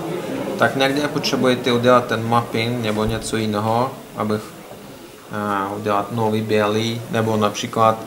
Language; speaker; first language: Czech; non-native, learner; Russian